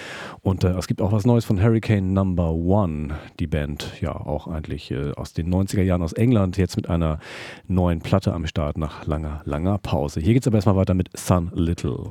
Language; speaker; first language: German; native; German